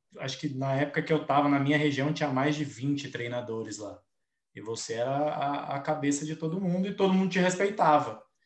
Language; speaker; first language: Portuguese; native; Portuguese